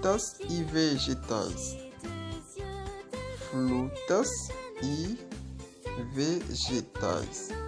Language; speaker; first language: Portuguese; non-native, learner; Haitian Creole